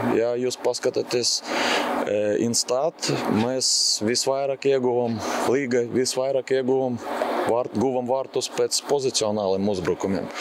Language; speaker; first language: Latvian; non-native, local second language; Russian